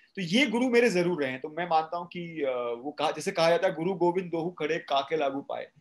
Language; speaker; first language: Hindi; native; Hindi